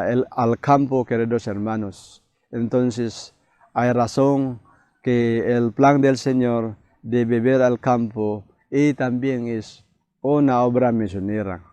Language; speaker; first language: Spanish; non-native, fluent; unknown